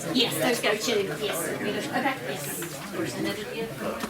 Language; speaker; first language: English; native; English